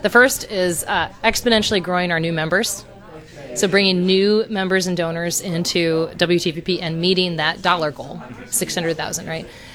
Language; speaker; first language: English; native; English